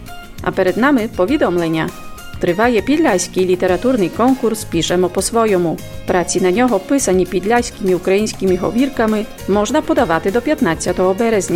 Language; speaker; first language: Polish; non-native, local second language; Ukrainian